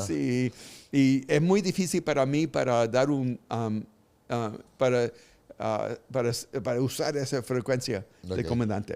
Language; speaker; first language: Spanish; early bilingual, heritage; Spanish